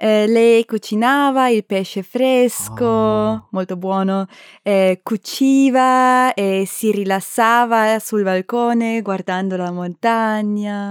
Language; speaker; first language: Italian; non-native, learner; German